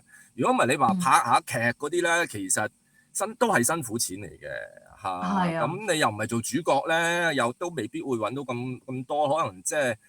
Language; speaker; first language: Cantonese; native; Cantonese